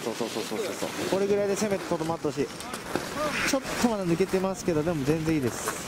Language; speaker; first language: Japanese; native; Japanese